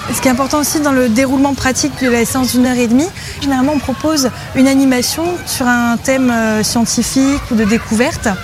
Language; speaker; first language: French; native; French